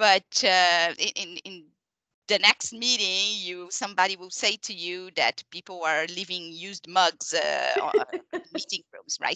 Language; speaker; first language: English; non-native, fluent; Portuguese